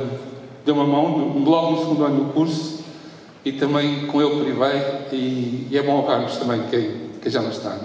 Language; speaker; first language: Portuguese; native; Portuguese